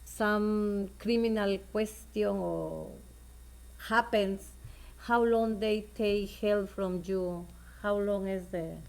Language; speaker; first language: English; non-native, local second language; Spanish